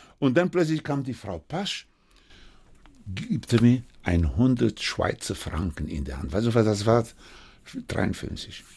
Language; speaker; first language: German; non-native, fluent; Spanish